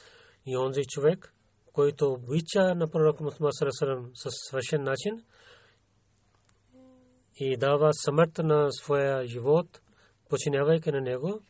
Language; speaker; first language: Bulgarian; non-native, learner; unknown